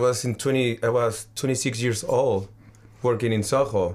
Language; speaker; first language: English; non-native, learner; Spanish